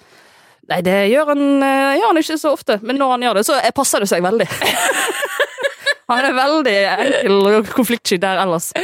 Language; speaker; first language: Norwegian; native; Norwegian